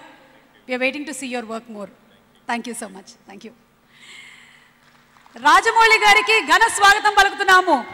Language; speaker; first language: Telugu; native; Telugu